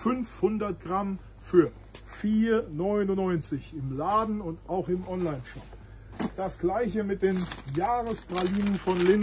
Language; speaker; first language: German; native; German